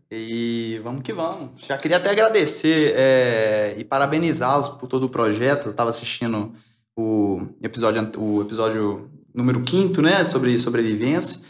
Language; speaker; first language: Portuguese; early bilingual, other home language; Spanish